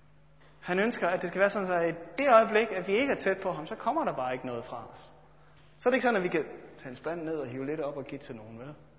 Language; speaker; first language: Danish; native; Danish